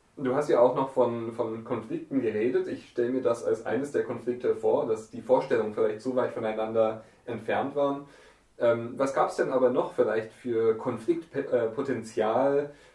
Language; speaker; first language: German; native; German